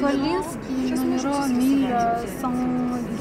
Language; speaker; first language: French; non-native, fluent; Russian